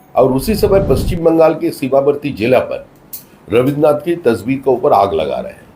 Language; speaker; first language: Hindi; non-native, local second language; Bangla